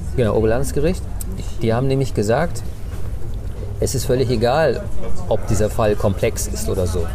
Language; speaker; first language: German; early bilingual, other home language; Turkish